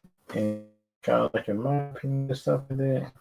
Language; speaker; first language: English; native; English